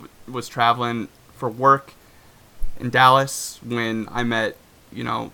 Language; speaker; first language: English; native; English